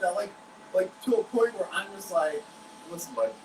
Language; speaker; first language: English; native; English